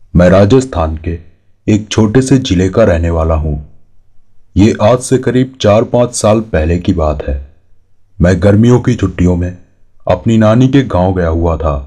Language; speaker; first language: Hindi; native; Hindi